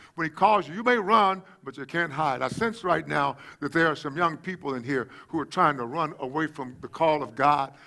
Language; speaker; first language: English; native; English